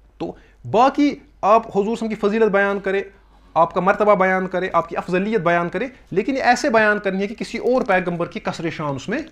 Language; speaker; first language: Urdu; non-native, local second language; Kashmiri